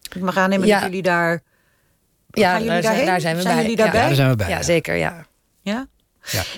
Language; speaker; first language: Dutch; native; Dutch